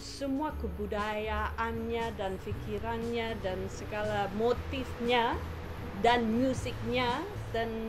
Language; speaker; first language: Indonesian; non-native, fluent; English